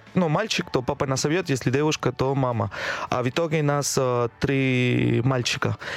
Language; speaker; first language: Russian; non-native, fluent; Spanish